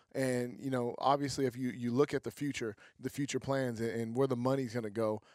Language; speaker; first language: English; native; English